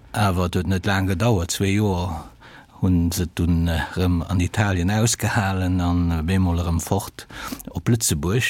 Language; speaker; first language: Luxembourgish; early bilingual, other home language; Italian